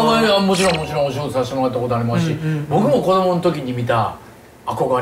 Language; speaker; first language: Japanese; native; Japanese